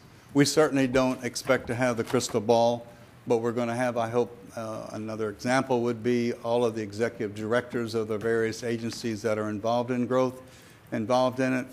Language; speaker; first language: English; native; English